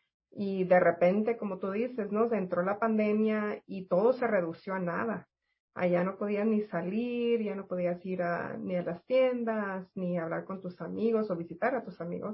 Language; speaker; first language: Spanish; native; Spanish